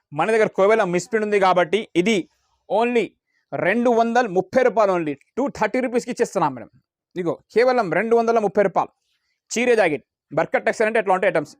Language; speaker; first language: Telugu; non-native, local second language; Urdu